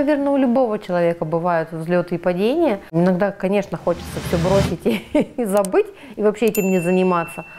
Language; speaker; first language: Russian; native; Russian